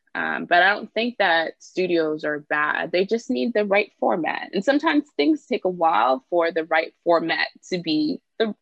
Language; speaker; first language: English; native; English